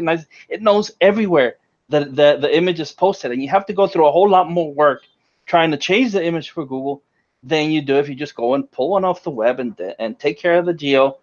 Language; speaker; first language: English; native; English